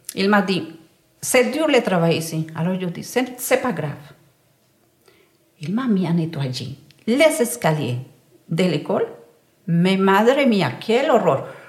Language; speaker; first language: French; non-native, learner; Spanish